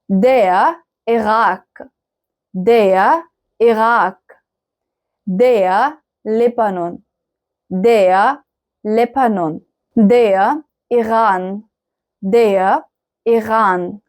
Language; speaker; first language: German; non-native, fluent; Arabic